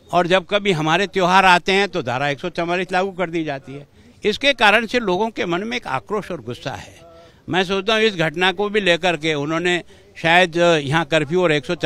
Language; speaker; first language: Hindi; native; Hindi